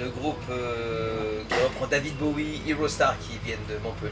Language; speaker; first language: French; native; French